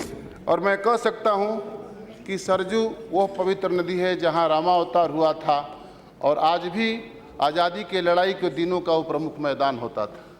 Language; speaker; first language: Hindi; native; Hindi